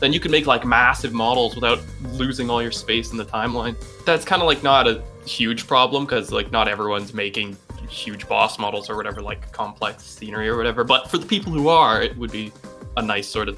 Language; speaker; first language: English; native; English